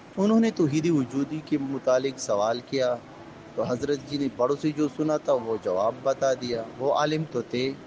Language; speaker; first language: Urdu; native; Urdu